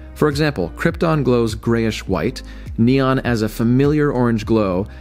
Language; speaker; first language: English; native; English